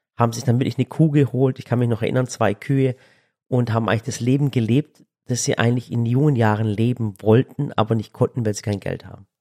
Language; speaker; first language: German; early bilingual, other home language; Turkish